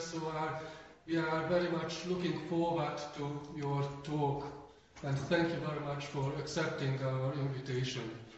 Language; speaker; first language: English; non-native, fluent; Hungarian